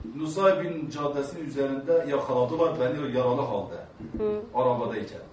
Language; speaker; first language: Turkish; non-native, local second language; Kurdish